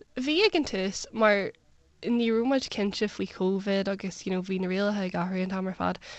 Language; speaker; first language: Irish; non-native, local second language; English